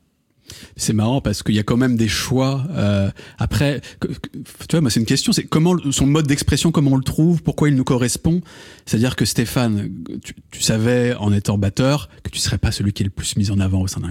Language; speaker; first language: French; native; French